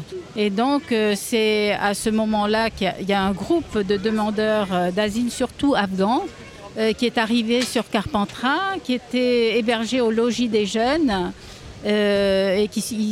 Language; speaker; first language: French; native; French